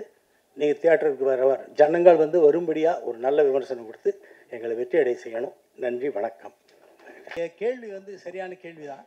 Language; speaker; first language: Tamil; native; Tamil